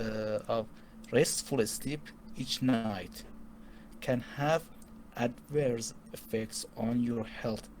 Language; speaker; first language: English; non-native, learner; Persian